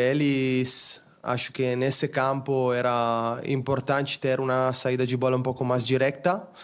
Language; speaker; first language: Portuguese; non-native, fluent; Italian